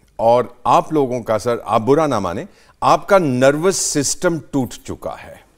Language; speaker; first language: Hindi; native; Hindi